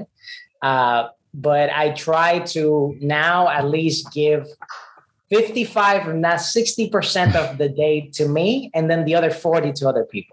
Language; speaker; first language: English; non-native, fluent; Spanish